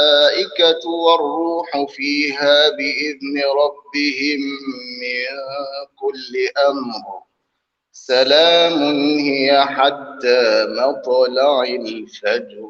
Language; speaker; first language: Arabic; native; Arabic